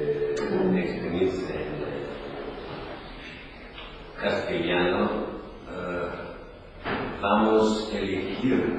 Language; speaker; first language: Spanish; non-native, learner; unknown